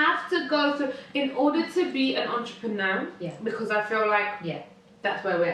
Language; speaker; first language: English; native; English